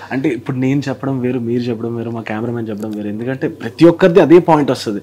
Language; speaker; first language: Telugu; native; Telugu